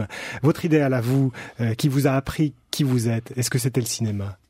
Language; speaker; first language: French; native; French